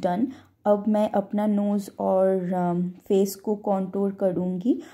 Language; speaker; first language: Hindi; non-native, local second language; Bangla